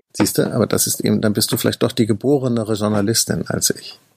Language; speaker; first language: German; native; German